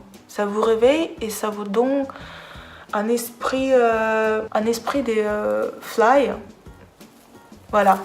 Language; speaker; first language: French; non-native, fluent; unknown